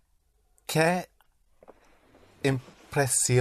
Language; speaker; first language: Spanish; non-native, learner; English